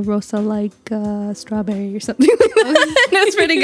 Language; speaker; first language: English; native; English